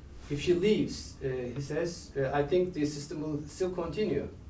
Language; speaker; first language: English; non-native, fluent; Turkish